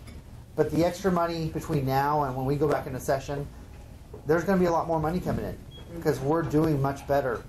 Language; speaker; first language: English; native; English